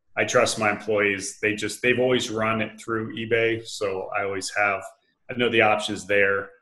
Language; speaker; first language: English; native; English